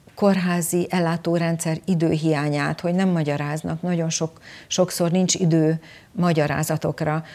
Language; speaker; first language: Hungarian; native; Hungarian